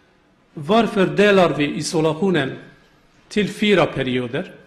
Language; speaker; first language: Swedish; non-native, learner; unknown